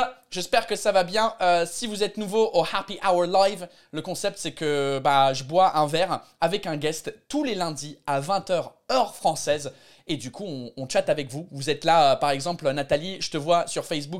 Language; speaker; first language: French; non-native, fluent; English